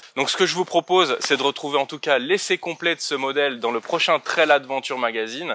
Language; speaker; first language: French; native; French